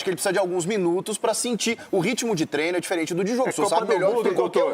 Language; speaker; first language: Portuguese; native; Portuguese